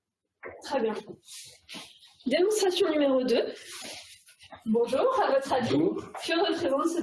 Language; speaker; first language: French; native; French